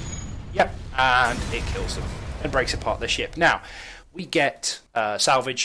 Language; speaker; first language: English; native; English